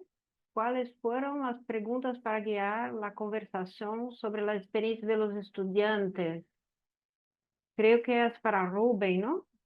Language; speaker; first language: Spanish; non-native, learner; Portuguese